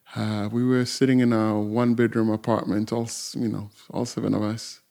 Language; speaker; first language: English; non-native, fluent; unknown